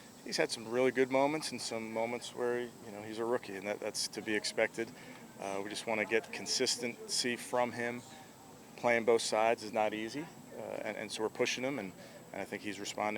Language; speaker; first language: English; native; English